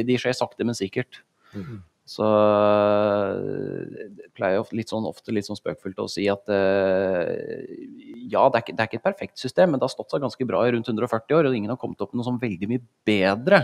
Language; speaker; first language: Norwegian; native; Norwegian